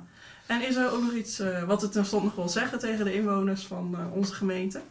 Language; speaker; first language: Dutch; native; Dutch